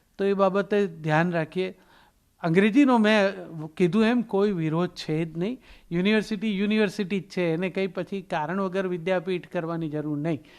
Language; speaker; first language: Gujarati; native; Gujarati